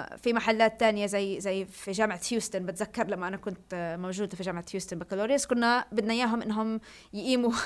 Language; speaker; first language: Arabic; early bilingual, heritage; Arabic